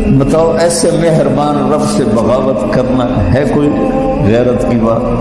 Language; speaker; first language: Urdu; non-native, local second language; Punjabi